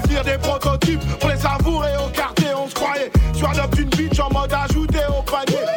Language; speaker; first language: French; non-native, local second language; Lingala